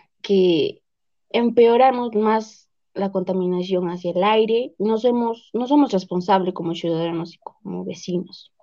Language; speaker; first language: Spanish; native; Spanish